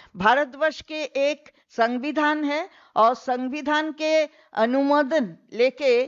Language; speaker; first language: Hindi; non-native, local second language; Bangla